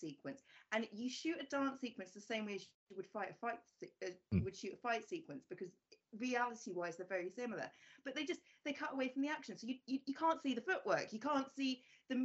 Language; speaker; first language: English; native; English